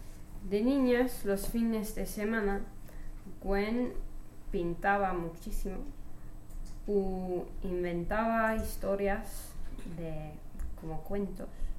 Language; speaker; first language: Spanish; non-native, learner; English